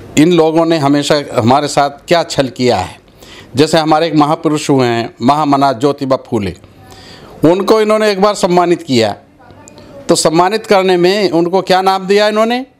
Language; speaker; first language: Hindi; native; Hindi